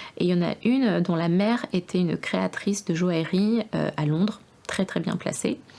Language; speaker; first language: French; early bilingual, other home language; Russian